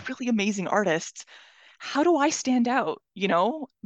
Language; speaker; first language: English; non-native, fluent; Persian